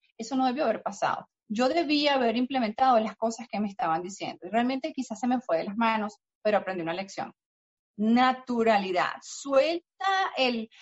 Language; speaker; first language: Spanish; native; Spanish